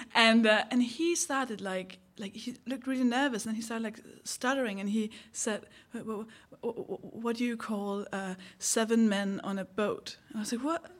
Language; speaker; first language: English; non-native, fluent; Danish